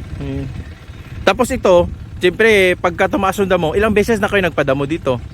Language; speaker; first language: Filipino; native; Filipino